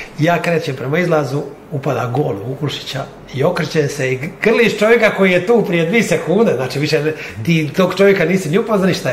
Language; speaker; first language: Croatian; native; Croatian